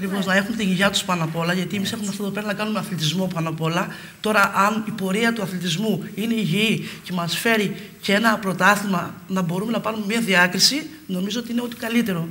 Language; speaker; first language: Greek; native; Greek